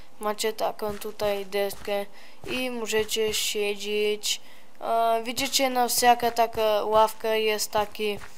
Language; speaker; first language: Polish; early bilingual, heritage; Polish